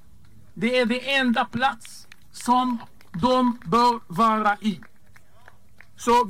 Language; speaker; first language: Swedish; non-native, fluent; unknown